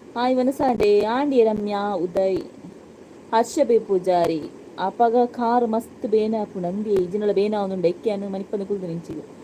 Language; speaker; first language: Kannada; non-native, local second language; Tulu